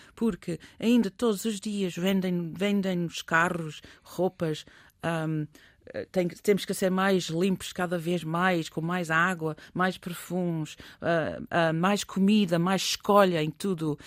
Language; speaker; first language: Portuguese; non-native, fluent; English